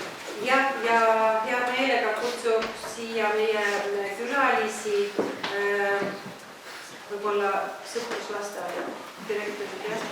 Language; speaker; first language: Estonian; non-native, local second language; Russian